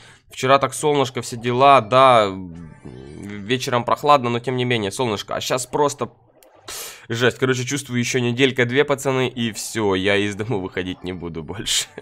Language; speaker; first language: Russian; native; Russian